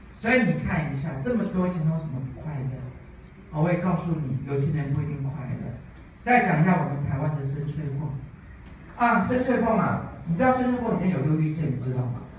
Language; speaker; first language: Chinese; native; Chinese